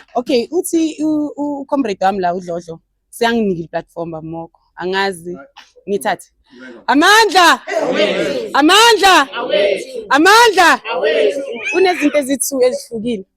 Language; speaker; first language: Zulu; native; Zulu